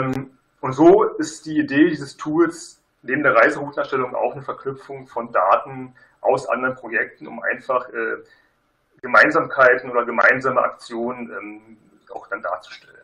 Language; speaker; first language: German; native; German